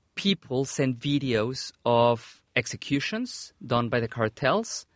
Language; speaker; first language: English; non-native, fluent; Spanish